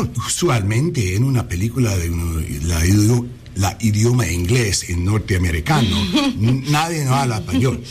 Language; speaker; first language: Spanish; early bilingual, heritage; English